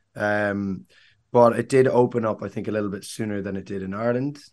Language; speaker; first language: English; native; English